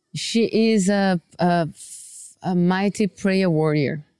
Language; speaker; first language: English; non-native, fluent; Portuguese